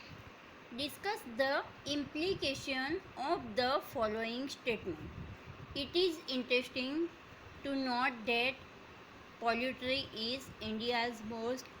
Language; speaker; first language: English; non-native, local second language; Hindi